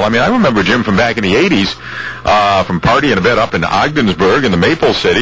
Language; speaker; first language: English; native; English